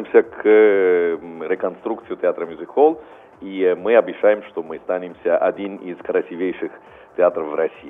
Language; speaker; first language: Russian; non-native, fluent; Italian